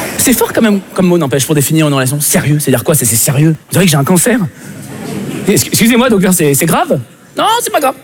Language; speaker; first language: French; native; French